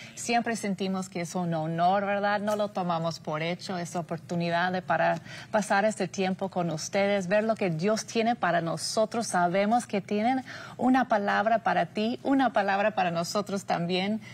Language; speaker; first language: Spanish; non-native, fluent; English